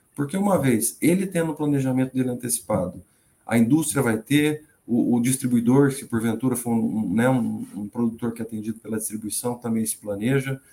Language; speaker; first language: Portuguese; native; Portuguese